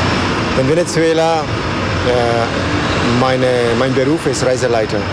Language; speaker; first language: German; non-native, learner; Spanish